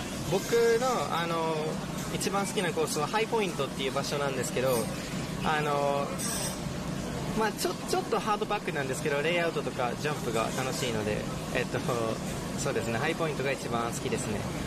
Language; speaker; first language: Japanese; early bilingual, heritage; Japanese